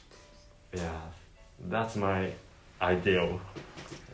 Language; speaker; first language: English; non-native, learner; Japanese